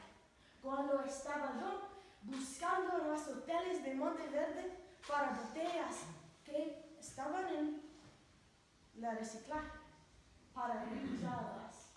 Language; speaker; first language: Spanish; non-native, learner; English